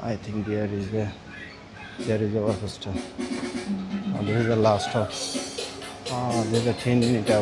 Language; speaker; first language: English; non-native, local second language; Bangla